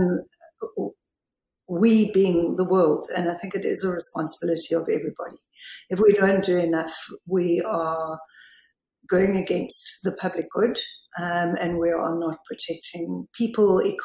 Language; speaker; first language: English; native; English